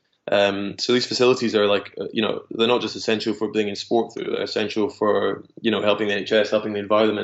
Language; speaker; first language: English; native; English